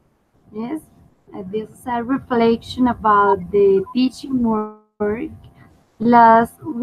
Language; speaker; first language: English; non-native, fluent; Spanish